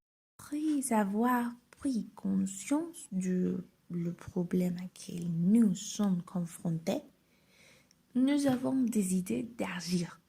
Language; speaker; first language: French; non-native, learner; Spanish